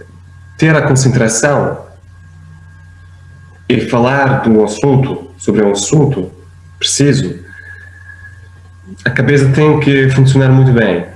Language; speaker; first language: Portuguese; non-native, fluent; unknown